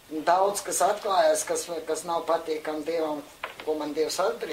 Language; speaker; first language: Latvian; non-native, local second language; Russian